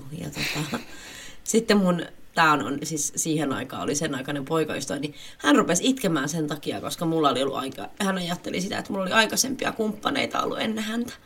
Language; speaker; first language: Finnish; native; Finnish